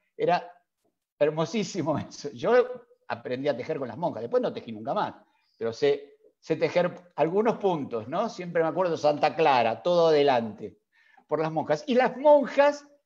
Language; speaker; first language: Spanish; native; Spanish